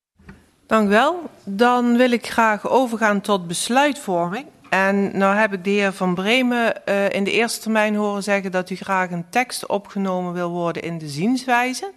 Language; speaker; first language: Dutch; native; Dutch